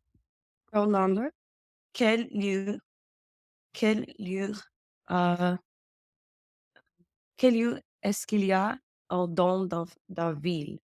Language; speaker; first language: French; non-native, learner; English